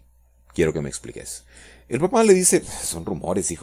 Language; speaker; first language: Spanish; native; Spanish